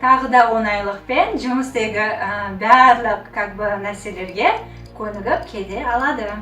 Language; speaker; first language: Kazakh; non-native, local second language; Russian